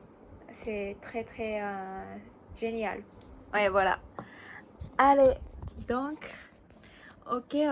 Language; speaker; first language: French; non-native, learner; Japanese